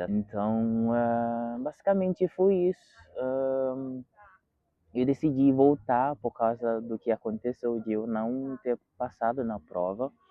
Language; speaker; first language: Portuguese; non-native, fluent; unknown